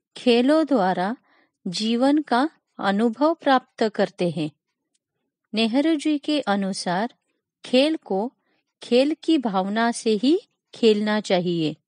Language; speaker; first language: Hindi; non-native, local second language; Kannada